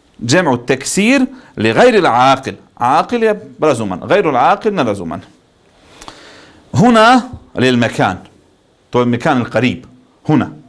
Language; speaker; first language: Arabic; non-native, fluent; Bosnian